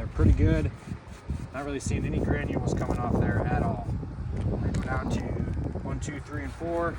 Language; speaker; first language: English; native; English